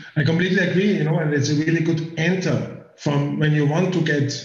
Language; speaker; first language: English; non-native, fluent; German